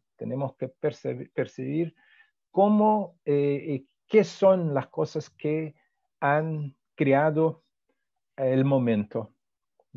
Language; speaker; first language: Spanish; non-native, fluent; Portuguese